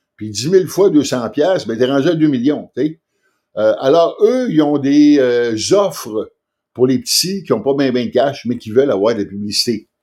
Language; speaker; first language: French; native; French